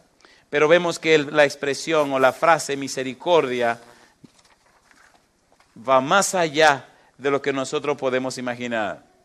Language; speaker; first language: Spanish; native; Spanish